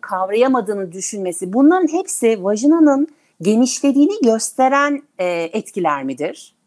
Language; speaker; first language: Turkish; native; Turkish